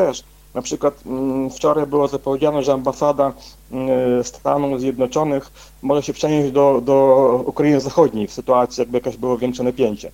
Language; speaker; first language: Polish; non-native, fluent; Ukrainian